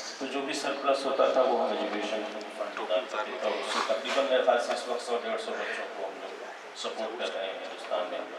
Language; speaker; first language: Urdu; native; Urdu